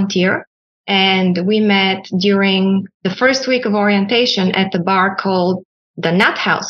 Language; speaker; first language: English; non-native, fluent; Bulgarian